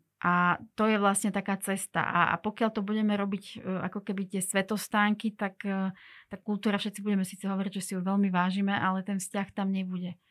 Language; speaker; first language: Slovak; non-native, local second language; Hungarian